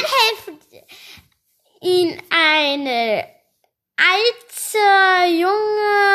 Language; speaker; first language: German; non-native, learner; Spanish